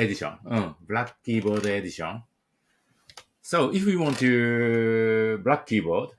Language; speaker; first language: English; non-native, learner; Japanese